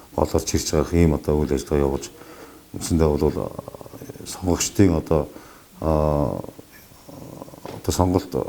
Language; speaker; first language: Mongolian; native; Mongolian